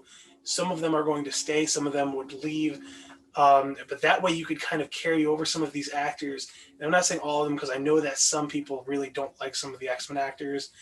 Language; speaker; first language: English; native; English